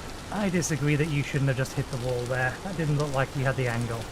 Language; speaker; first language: English; native; English